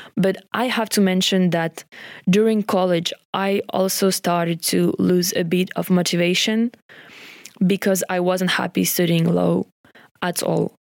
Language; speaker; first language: English; non-native, fluent; French